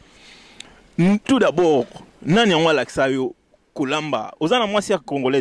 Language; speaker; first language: Lingala; native; Lingala